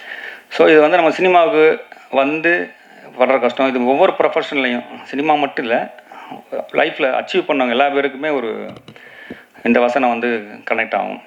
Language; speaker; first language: Tamil; native; Tamil